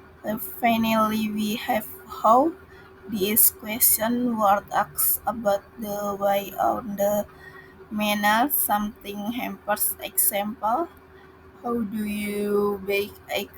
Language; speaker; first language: English; non-native, learner; Indonesian